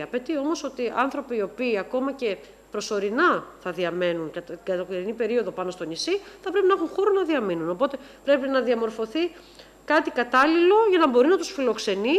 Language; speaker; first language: Greek; native; Greek